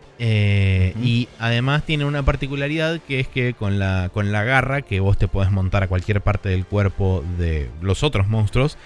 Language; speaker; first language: Spanish; native; Spanish